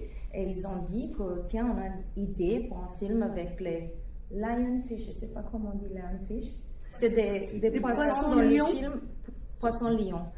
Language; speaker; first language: French; non-native, fluent; English